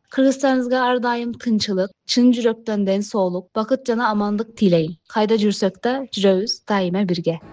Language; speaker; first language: Kyrgyz; early bilingual, heritage; Kyrgyz